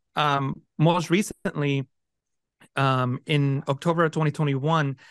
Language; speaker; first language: English; early bilingual, other home language; Spanish